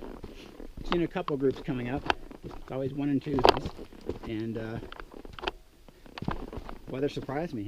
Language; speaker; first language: English; native; English